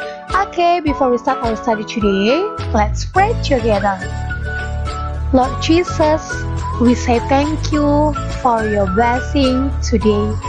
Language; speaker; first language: English; non-native, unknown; Indonesian